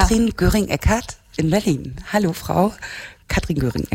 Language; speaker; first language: German; native; German